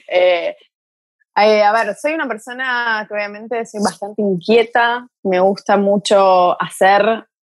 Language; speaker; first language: Spanish; early bilingual, other home language; Portuguese